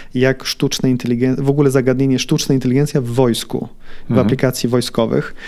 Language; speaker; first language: Polish; early bilingual, heritage; Polish